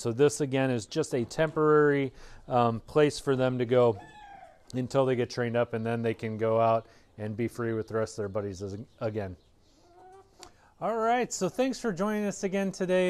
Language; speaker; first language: English; native; English